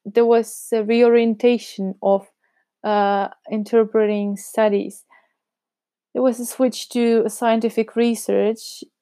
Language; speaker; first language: English; non-native, fluent; Czech